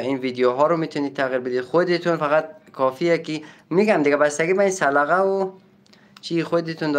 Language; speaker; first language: Persian; native; Persian